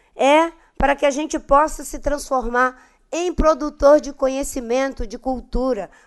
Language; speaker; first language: Portuguese; native; Portuguese